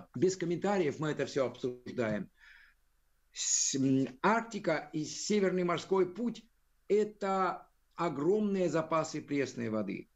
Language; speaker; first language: Russian; native; Russian